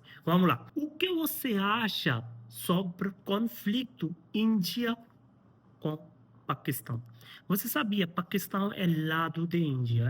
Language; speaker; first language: Portuguese; non-native, learner; Hindi